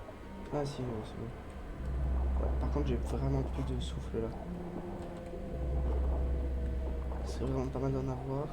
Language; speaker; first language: French; native; French